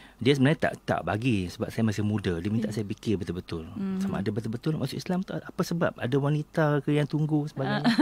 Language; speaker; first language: Malay; non-native, local second language; Iban